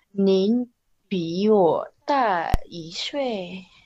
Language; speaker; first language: Chinese; non-native, learner; Indonesian